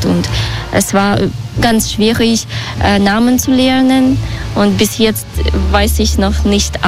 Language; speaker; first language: German; non-native, learner; Russian